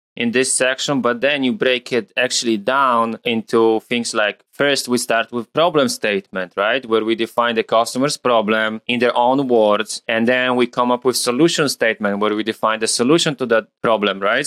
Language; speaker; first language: English; non-native, fluent; Polish